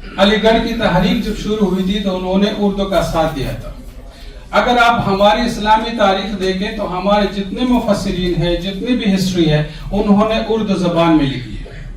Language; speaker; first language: Urdu; non-native, local second language; Pashto